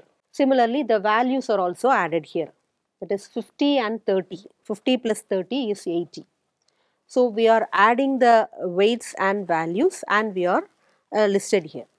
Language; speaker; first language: English; non-native, local second language; Tamil